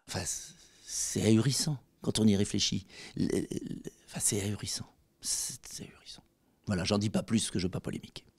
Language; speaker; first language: French; native; French